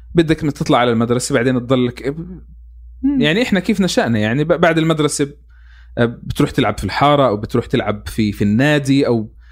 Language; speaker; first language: Arabic; native; Arabic